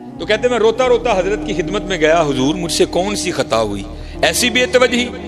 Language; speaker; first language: Urdu; non-native, local second language; Punjabi